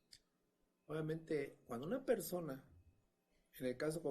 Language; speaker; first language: Spanish; native; Spanish